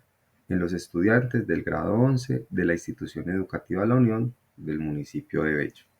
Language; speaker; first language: Spanish; native; Spanish